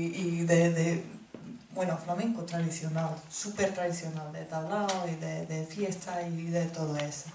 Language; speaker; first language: Spanish; non-native, fluent; Finnish